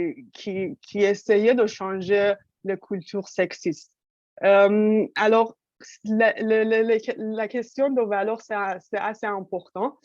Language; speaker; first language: French; non-native, fluent; Persian